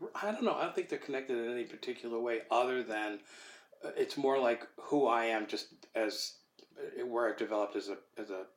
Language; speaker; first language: English; native; English